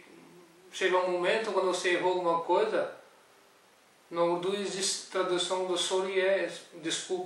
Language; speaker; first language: Portuguese; non-native, learner; Urdu